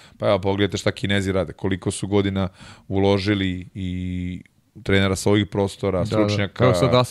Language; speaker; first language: Serbian; native; Serbian